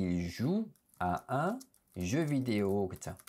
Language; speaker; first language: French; non-native, fluent; Korean